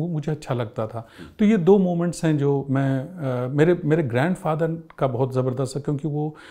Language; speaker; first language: Hindi; native; Hindi